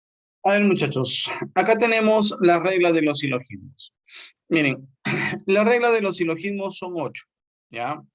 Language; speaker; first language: Spanish; native; Spanish